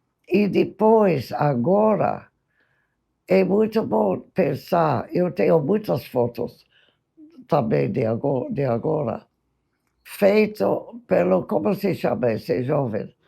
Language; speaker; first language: Portuguese; non-native, fluent; English